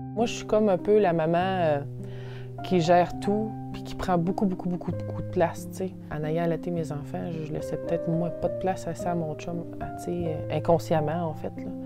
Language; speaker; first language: French; native; French